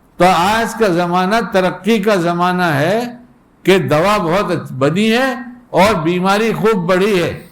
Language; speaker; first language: Urdu; native; Urdu